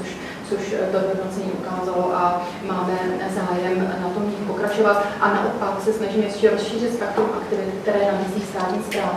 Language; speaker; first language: Czech; native; Czech